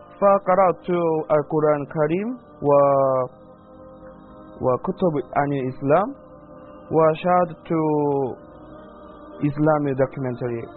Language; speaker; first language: Arabic; non-native, learner; Korean